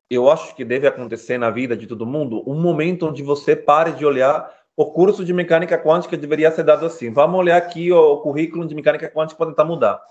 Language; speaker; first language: Portuguese; non-native, fluent; Spanish